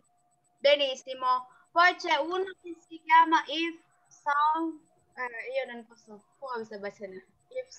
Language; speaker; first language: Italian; non-native, fluent; Indonesian